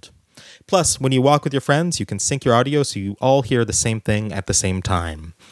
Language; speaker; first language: English; native; English